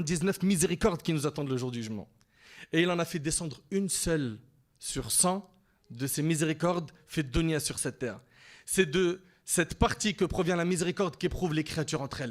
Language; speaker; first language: French; native; French